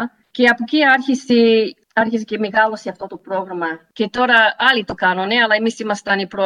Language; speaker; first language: Greek; early bilingual, heritage; Greek